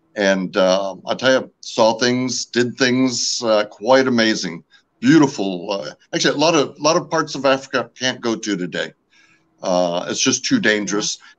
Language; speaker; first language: English; native; English